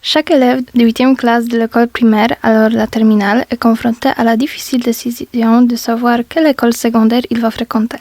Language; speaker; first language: French; non-native, learner; Polish